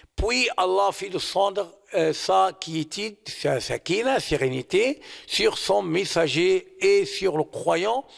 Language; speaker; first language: French; non-native, fluent; Arabic